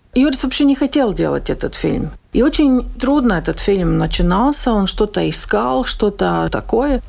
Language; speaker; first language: Russian; non-native, local second language; Latvian